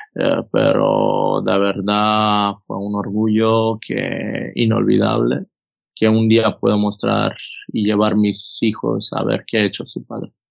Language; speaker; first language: Spanish; non-native, fluent; Croatian